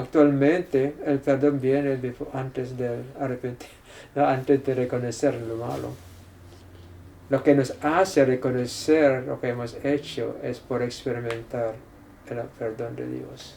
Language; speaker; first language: Spanish; non-native, fluent; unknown